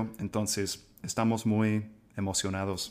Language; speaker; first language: Spanish; non-native, fluent; English